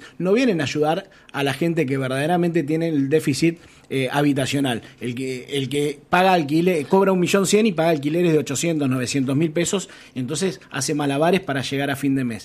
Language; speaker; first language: Spanish; native; Spanish